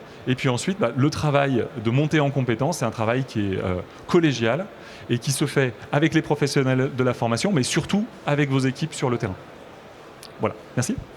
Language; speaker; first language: French; native; French